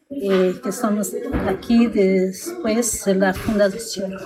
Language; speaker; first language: Spanish; non-native, learner; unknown